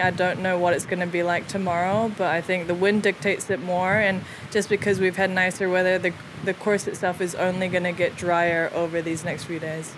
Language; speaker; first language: English; early bilingual, other home language; Korean